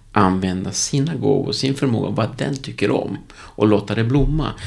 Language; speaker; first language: Swedish; early bilingual, other home language; Spanish